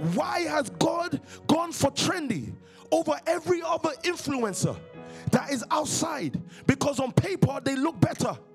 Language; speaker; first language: English; native; English